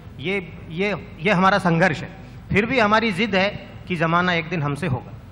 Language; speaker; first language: Hindi; native; Hindi